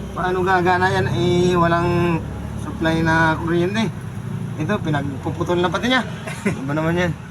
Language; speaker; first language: Filipino; non-native, local second language; Bikol